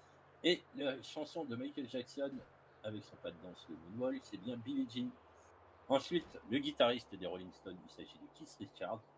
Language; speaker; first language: French; native; French